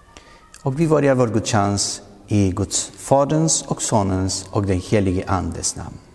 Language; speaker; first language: Swedish; non-native, fluent; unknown